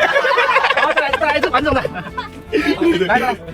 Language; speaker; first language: Chinese; native; Chinese